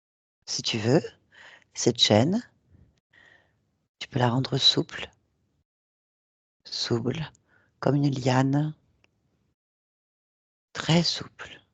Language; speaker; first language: French; native; French